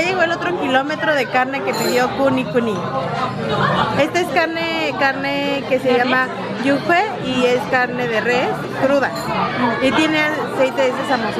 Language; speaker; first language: Spanish; native; Spanish